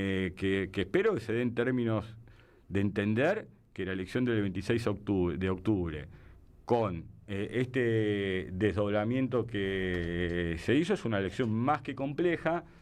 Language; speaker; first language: Spanish; native; Spanish